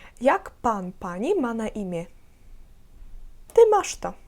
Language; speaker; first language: Polish; non-native, fluent; Ukrainian